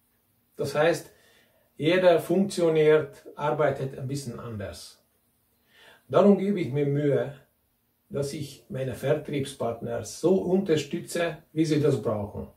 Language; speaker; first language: German; non-native, fluent; Hungarian